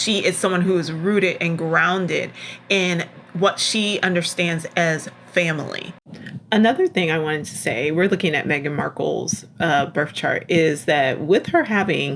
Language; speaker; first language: English; native; English